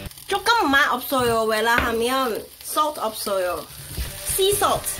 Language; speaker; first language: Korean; non-native, learner; Cantonese